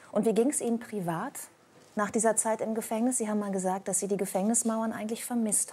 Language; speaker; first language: German; native; German